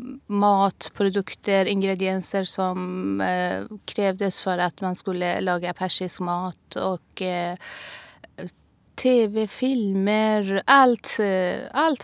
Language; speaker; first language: Swedish; non-native, fluent; Persian